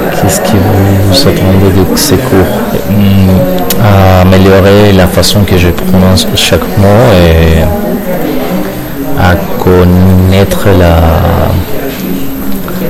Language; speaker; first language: French; non-native, learner; Spanish